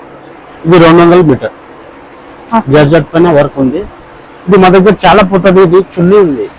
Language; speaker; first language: Telugu; non-native, local second language; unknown